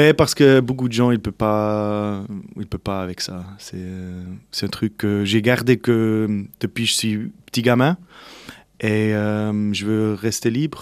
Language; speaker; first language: French; non-native, local second language; Swiss German